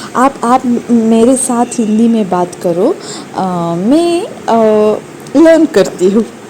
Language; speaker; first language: Hindi; non-native, local second language; Tulu